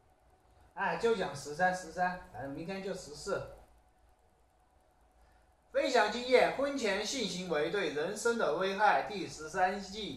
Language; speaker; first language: Chinese; native; Chinese